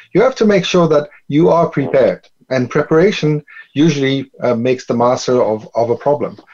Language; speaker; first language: English; non-native, fluent; Dutch